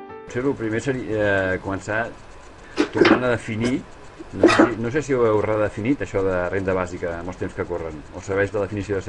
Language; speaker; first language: Catalan; native; Catalan